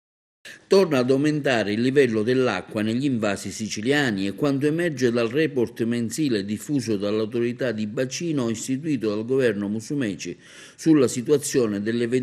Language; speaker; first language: Italian; native; Italian